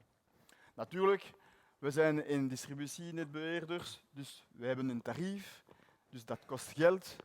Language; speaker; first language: Dutch; non-native, learner; French